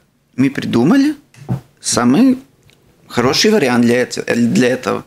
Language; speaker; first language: Russian; non-native, local second language; Latvian